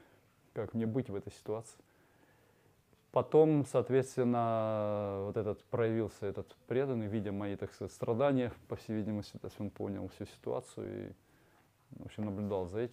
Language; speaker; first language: Russian; native; Russian